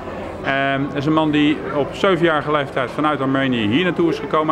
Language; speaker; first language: Dutch; native; Dutch